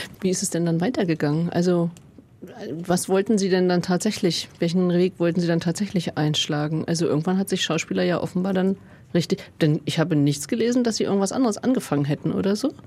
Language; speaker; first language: German; native; German